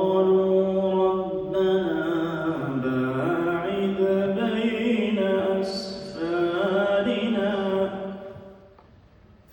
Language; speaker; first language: Arabic; native; Arabic